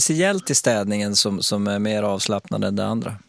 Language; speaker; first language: Swedish; native; Swedish